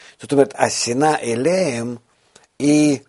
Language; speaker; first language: Hebrew; non-native, fluent; Russian